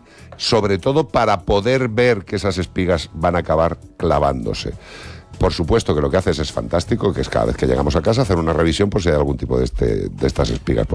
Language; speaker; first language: Spanish; native; Spanish